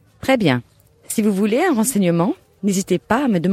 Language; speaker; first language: French; native; French